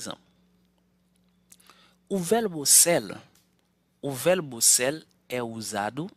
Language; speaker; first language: Portuguese; non-native, fluent; Haitian Creole